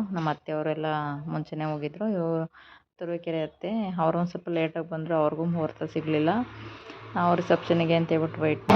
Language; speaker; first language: Kannada; native; Kannada